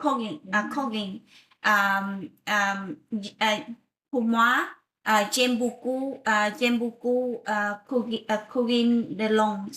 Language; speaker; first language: French; non-native, learner; Vietnamese